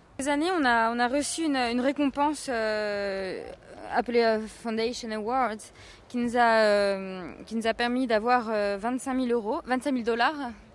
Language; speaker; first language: French; native; French